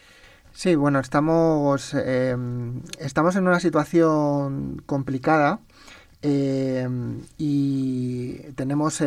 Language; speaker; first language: Spanish; native; Spanish